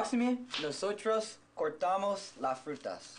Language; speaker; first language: Spanish; non-native, learner; English